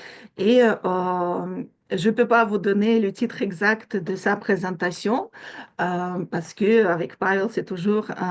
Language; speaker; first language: French; non-native, fluent; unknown